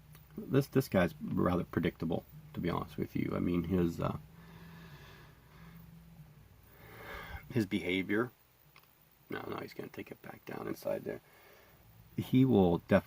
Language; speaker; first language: English; native; English